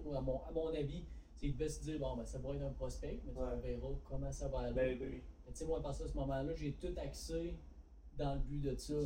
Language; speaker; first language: French; native; French